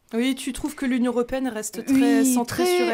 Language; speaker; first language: French; native; French